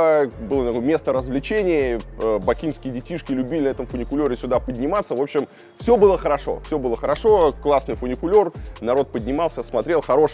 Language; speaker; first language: Russian; native; Russian